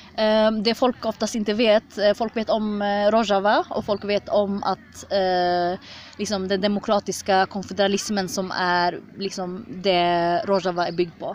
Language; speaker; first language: Swedish; early bilingual, other home language; Kurdish